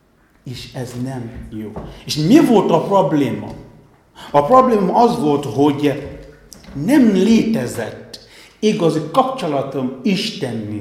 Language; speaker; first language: Hungarian; non-native, fluent; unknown